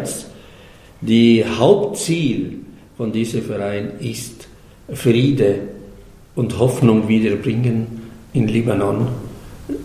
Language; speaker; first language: German; non-native, fluent; Arabic